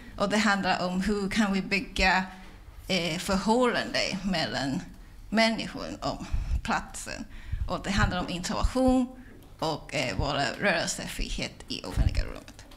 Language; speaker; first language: Swedish; non-native, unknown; Cantonese